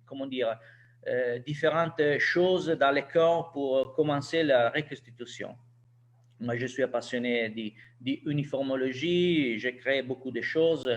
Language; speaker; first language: French; non-native, learner; Italian